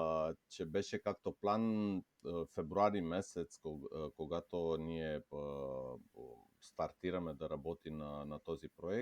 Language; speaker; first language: Bulgarian; non-native, fluent; Romanian